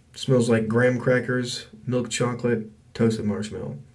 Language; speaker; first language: English; native; English